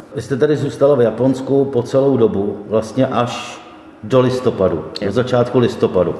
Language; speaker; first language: Czech; native; Czech